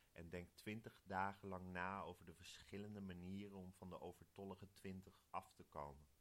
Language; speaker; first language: Dutch; native; Dutch